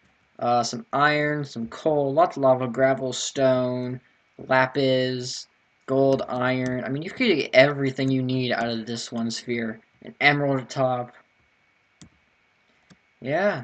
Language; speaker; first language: English; native; English